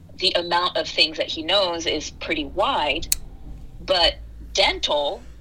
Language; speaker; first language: English; early bilingual, other home language; French